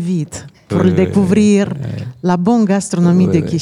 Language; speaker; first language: French; non-native, fluent; Romanian